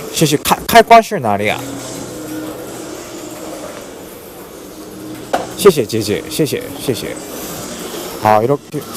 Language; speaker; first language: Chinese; non-native, learner; Korean